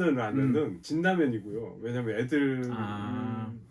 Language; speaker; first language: Korean; native; Korean